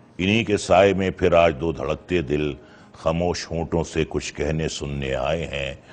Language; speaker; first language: Hindi; native; Hindi